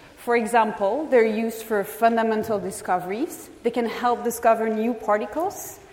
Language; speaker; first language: English; non-native, fluent; French